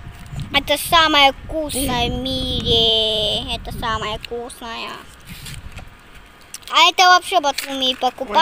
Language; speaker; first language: Russian; early bilingual, heritage; Russian